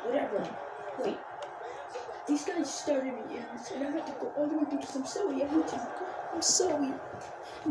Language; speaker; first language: English; native; English